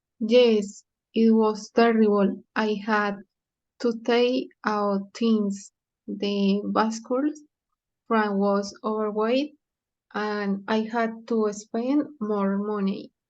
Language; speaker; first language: English; non-native, learner; Spanish